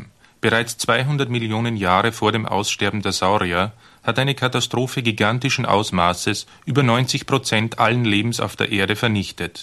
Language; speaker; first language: German; native; German